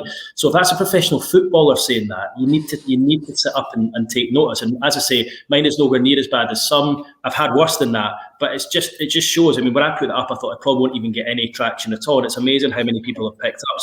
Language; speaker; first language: English; native; English